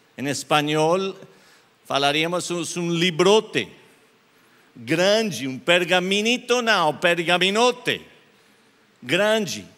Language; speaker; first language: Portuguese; non-native, learner; English